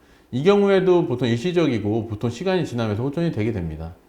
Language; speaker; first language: Korean; native; Korean